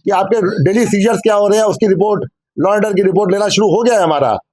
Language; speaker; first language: Hindi; non-native, local second language; Bangla